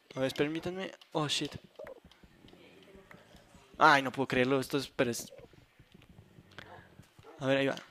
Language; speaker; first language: Spanish; native; Spanish